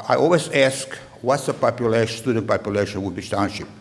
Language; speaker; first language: English; non-native, learner; Serbian